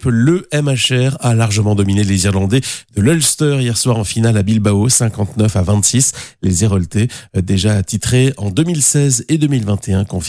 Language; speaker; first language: French; native; French